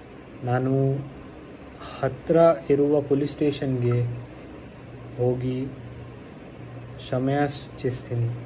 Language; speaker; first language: Kannada; non-native, learner; Hindi